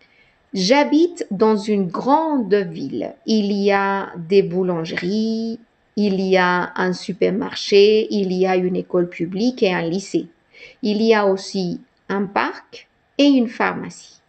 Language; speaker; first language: French; non-native, fluent; Spanish